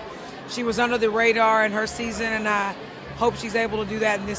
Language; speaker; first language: English; native; English